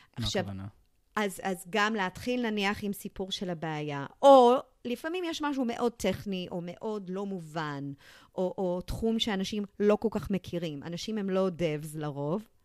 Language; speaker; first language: Hebrew; early bilingual, other home language; English